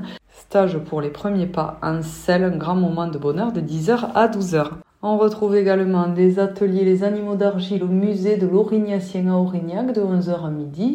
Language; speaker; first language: French; native; French